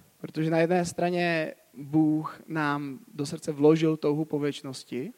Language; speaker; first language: Czech; native; Czech